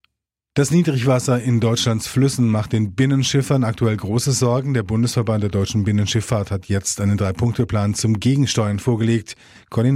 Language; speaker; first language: German; native; German